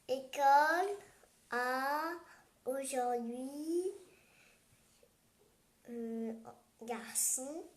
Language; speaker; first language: French; non-native, learner; Vietnamese